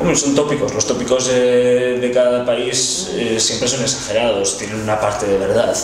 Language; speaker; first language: Spanish; non-native, local second language; Basque